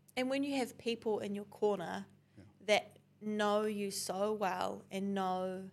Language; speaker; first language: English; native; English